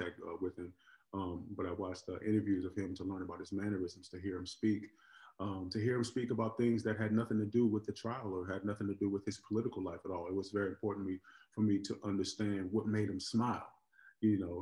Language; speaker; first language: English; native; English